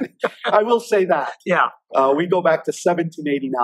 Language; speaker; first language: English; native; English